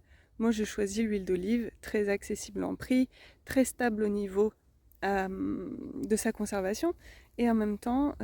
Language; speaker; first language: French; native; French